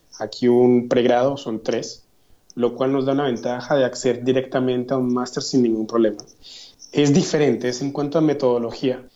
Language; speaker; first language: Spanish; native; Spanish